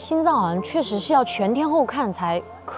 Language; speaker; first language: Chinese; native; Chinese